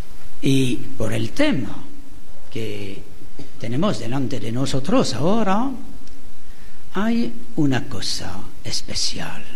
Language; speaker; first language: Spanish; non-native, fluent; French